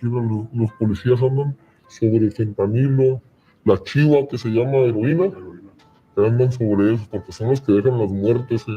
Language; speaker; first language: Spanish; native; Spanish